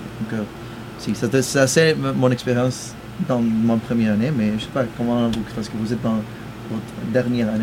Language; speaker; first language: French; non-native, fluent; Spanish